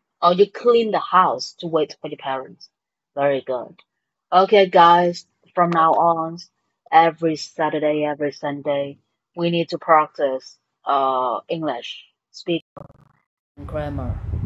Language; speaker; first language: English; non-native, fluent; Vietnamese